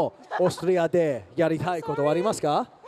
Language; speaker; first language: Japanese; non-native, learner; English